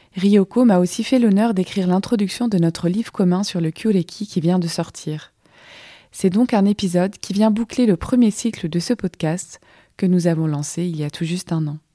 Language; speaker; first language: French; native; French